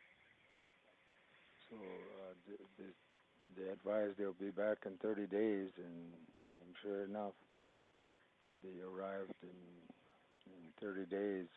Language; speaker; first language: English; early bilingual, other home language; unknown